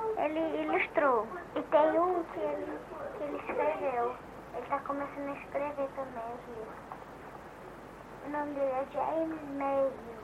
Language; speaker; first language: Portuguese; early bilingual, heritage; Portuguese